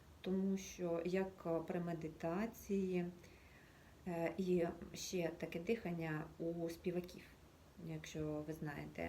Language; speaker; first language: Ukrainian; native; Ukrainian